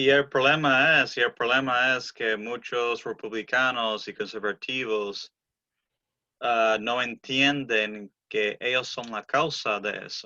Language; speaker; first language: Spanish; early bilingual, heritage; English